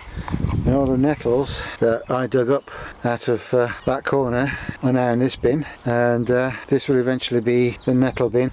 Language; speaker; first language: English; native; English